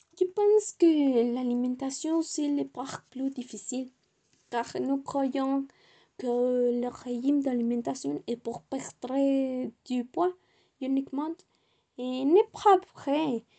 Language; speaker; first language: French; non-native, learner; Spanish